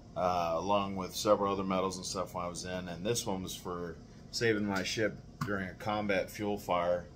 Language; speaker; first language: English; native; English